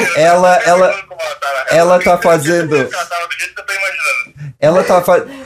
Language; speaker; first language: Portuguese; non-native, fluent; English